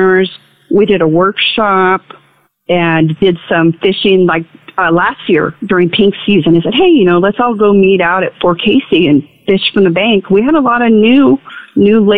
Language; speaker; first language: English; native; English